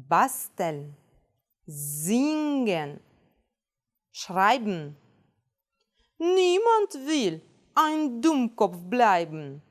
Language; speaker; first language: German; non-native, fluent; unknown